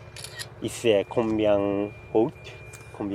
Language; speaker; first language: French; non-native, learner; Japanese